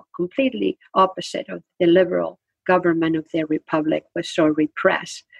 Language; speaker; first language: English; non-native, fluent; Spanish